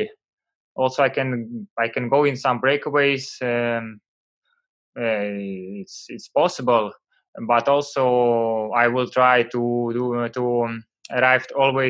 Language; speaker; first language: English; non-native, learner; Russian